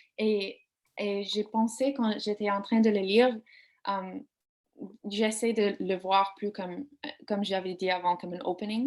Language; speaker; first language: French; non-native, learner; English